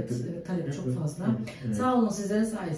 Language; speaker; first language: Turkish; native; Turkish